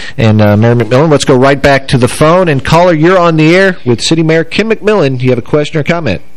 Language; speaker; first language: English; native; English